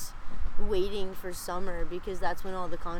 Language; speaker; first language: English; native; English